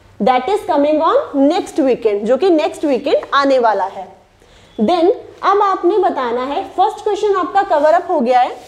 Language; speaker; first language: Hindi; native; Hindi